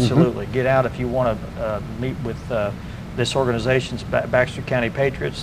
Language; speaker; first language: English; native; English